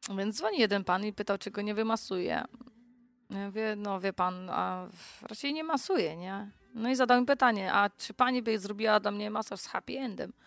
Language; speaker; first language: Polish; native; Polish